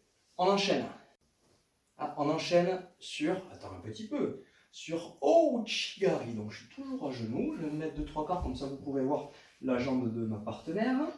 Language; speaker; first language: French; native; French